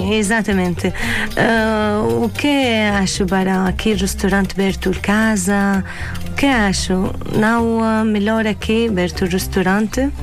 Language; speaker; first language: Portuguese; non-native, learner; Arabic